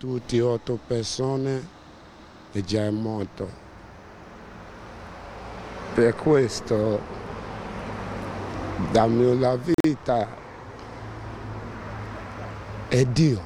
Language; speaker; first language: Italian; non-native, learner; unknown